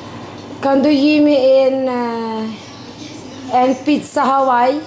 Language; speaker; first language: Swedish; non-native, learner; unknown